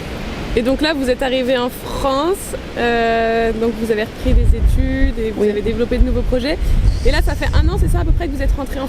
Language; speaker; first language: French; native; French